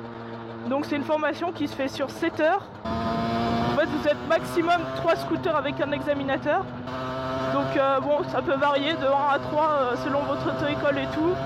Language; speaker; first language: French; native; French